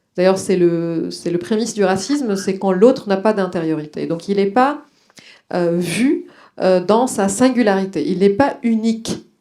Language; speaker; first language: French; non-native, local second language; Arabic